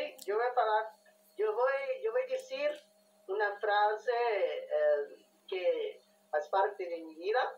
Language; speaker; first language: Spanish; non-native, learner; Portuguese